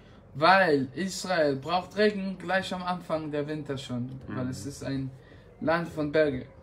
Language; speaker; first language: German; non-native, fluent; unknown